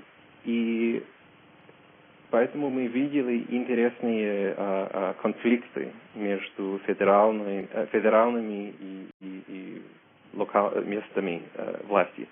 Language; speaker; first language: Russian; non-native, learner; English